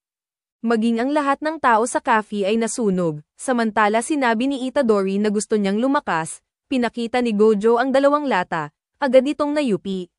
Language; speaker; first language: Filipino; native; Filipino